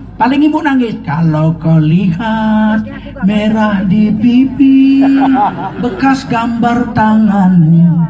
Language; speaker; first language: Indonesian; native; Indonesian